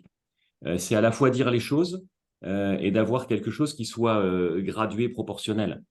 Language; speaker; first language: French; native; French